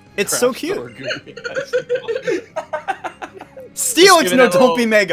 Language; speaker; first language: English; native; English